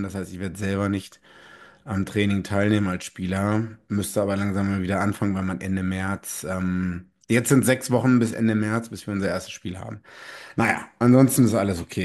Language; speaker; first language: German; native; German